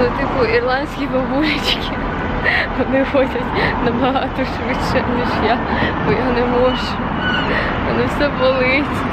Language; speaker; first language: Ukrainian; non-native, local second language; Russian